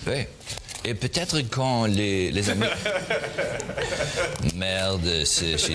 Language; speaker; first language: French; non-native, learner; German